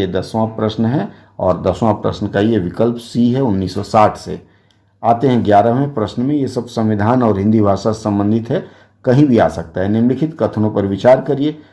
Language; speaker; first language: Hindi; native; Hindi